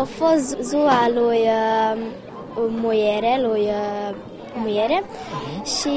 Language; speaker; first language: Romanian; non-native, local second language; Hungarian